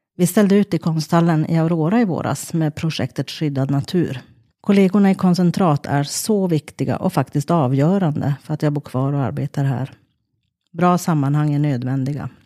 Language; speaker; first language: Swedish; native; Swedish